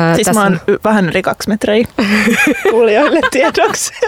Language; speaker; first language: Finnish; non-native, learner; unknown